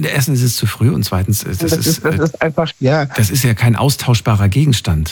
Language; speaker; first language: German; native; German